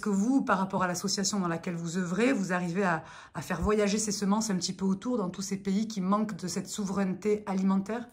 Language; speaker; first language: French; native; French